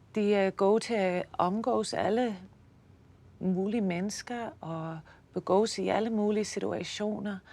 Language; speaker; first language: Danish; non-native, fluent; English